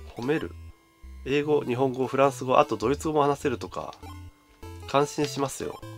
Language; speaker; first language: Japanese; native; Japanese